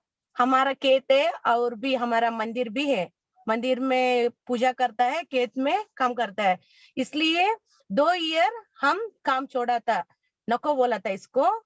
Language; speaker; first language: Hindi; non-native, local second language; Kannada